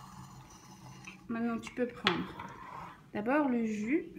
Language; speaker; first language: French; native; French